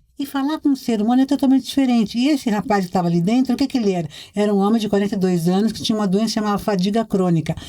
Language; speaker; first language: Portuguese; native; Portuguese